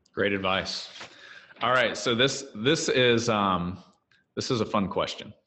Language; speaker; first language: English; native; English